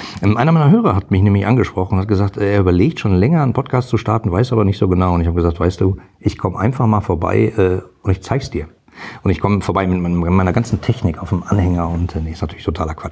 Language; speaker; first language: German; native; German